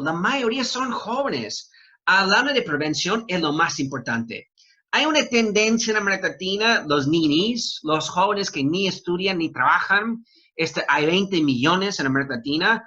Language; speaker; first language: Spanish; non-native, fluent; English